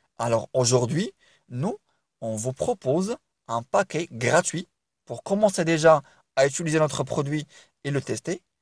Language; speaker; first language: French; non-native, local second language; Arabic